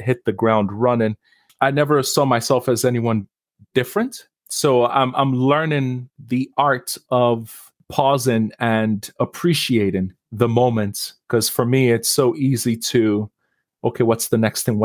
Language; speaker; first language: English; non-native, local second language; Yoruba